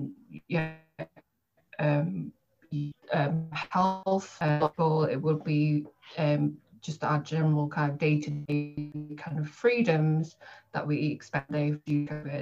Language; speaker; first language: English; native; English